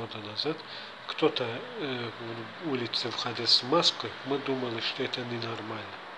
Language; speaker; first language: Russian; non-native, fluent; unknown